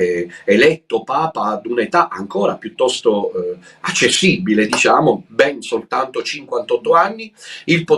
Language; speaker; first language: Italian; native; Italian